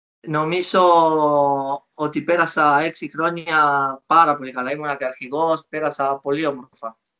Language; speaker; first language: Greek; non-native, fluent; Spanish